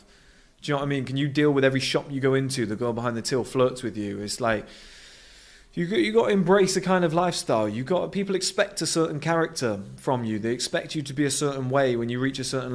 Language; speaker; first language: English; native; English